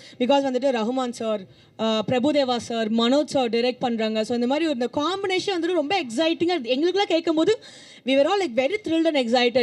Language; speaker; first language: Tamil; native; Tamil